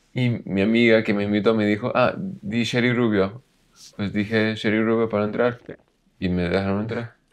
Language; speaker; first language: Spanish; non-native, learner; English